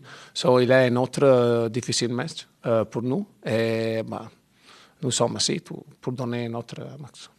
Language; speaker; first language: French; non-native, learner; Italian